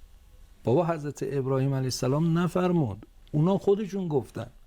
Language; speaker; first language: Persian; native; Persian